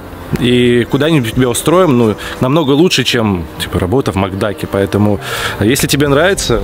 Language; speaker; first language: Russian; native; Russian